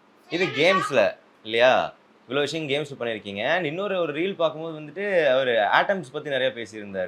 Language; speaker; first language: Tamil; native; Tamil